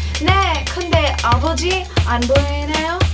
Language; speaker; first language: Korean; non-native, learner; English